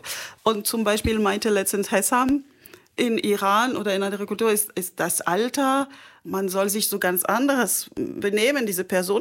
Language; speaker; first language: German; non-native, fluent; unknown